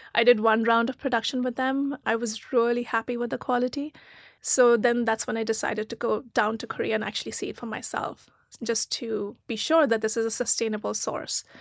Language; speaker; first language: English; non-native, local second language; Hindi